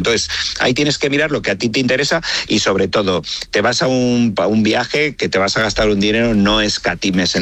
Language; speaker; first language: Spanish; native; Spanish